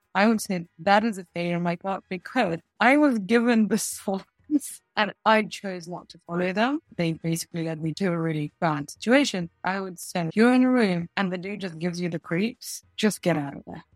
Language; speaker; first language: English; early bilingual, other home language; Russian